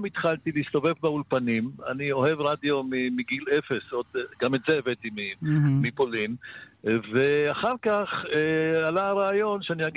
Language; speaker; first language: Hebrew; early bilingual, other home language; Polish